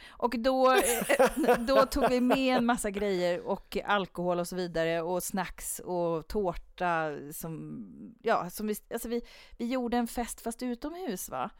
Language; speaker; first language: Swedish; native; Swedish